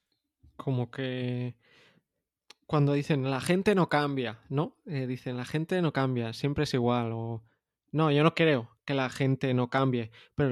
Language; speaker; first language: Spanish; native; Spanish